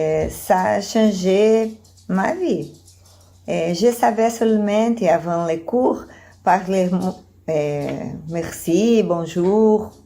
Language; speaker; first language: French; non-native, learner; Portuguese